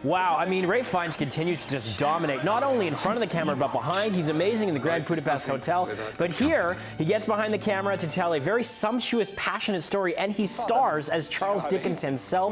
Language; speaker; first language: English; native; English